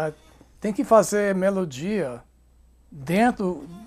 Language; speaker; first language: Portuguese; non-native, fluent; English